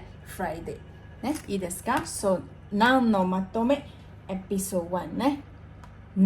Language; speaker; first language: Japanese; non-native, fluent; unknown